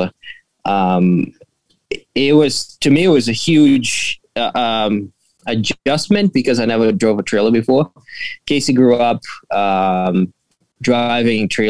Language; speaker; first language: English; non-native, fluent; Portuguese